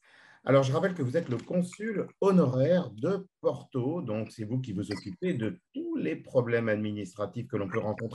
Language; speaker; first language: French; native; French